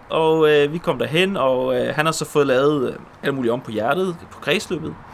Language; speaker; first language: Danish; early bilingual, other home language; Polish